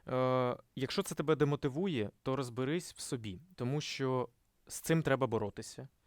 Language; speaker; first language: Ukrainian; non-native, local second language; Russian